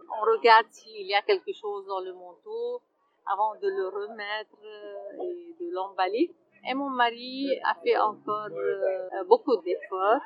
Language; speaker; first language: French; non-native, fluent; Arabic